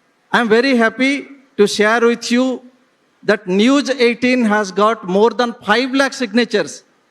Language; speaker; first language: English; non-native, local second language; Odia